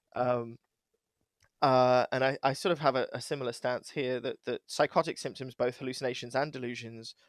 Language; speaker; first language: English; native; English